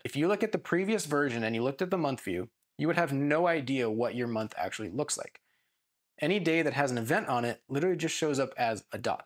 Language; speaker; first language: English; native; English